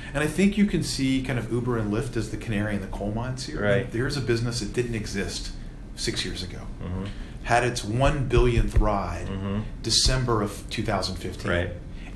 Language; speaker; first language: English; native; English